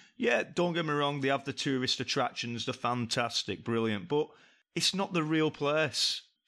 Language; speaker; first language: English; native; English